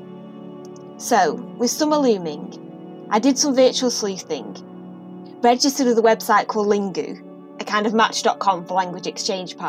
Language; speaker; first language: English; native; English